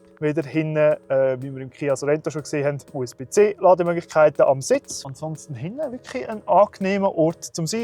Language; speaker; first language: German; native; German